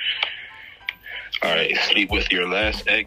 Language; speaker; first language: English; native; English